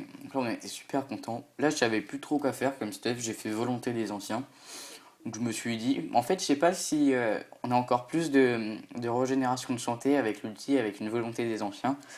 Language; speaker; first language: French; native; French